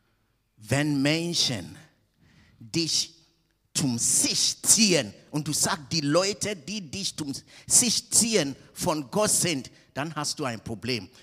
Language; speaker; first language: German; non-native, fluent; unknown